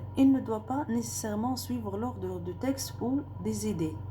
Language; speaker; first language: French; non-native, local second language; Arabic